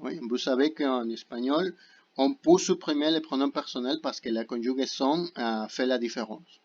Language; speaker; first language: French; non-native, fluent; Spanish